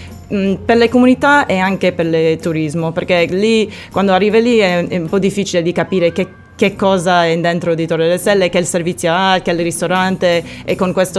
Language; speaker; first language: Italian; non-native, learner; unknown